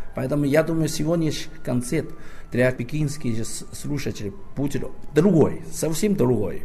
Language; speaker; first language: Russian; non-native, learner; Chinese